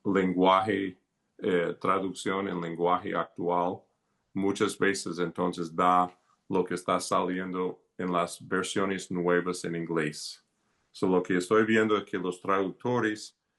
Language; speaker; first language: Spanish; non-native, fluent; English